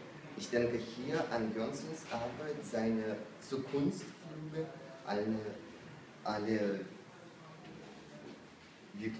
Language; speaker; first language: German; non-native, fluent; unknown